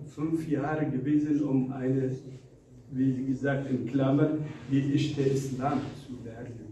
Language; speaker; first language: German; non-native, fluent; Arabic